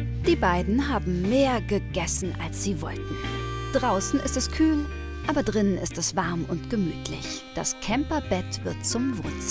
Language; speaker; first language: German; native; German